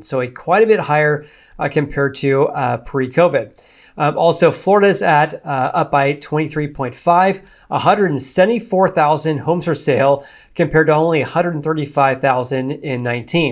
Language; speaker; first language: English; native; English